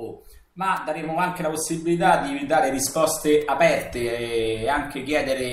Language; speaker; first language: Italian; native; Italian